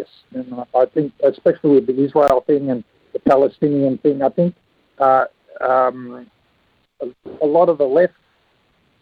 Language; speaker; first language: English; native; English